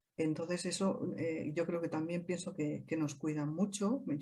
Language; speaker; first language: Spanish; native; Spanish